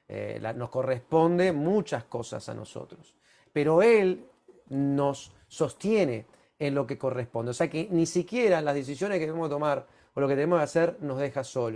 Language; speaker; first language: Spanish; native; Spanish